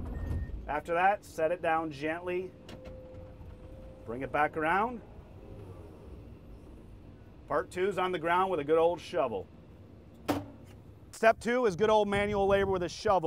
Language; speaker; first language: English; native; English